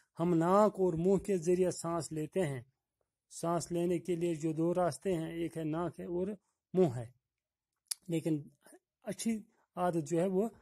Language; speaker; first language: Urdu; non-native, local second language; Kashmiri